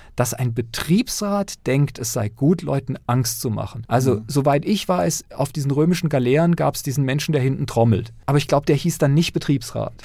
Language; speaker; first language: German; native; German